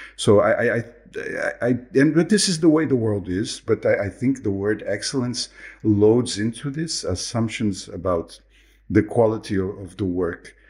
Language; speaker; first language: English; non-native, fluent; Portuguese